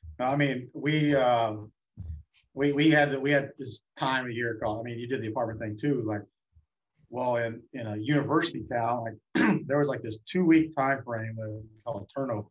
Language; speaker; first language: English; native; English